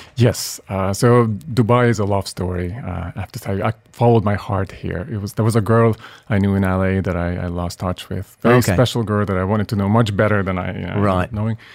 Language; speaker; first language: English; non-native, fluent; Hungarian